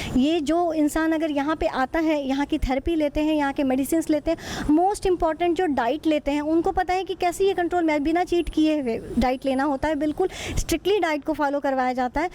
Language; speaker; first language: Hindi; native; Hindi